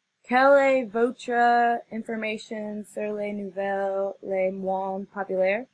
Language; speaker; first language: French; non-native, learner; English